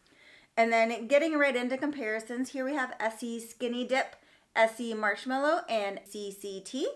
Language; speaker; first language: English; native; English